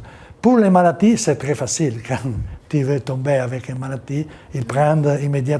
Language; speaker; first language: French; non-native, learner; Italian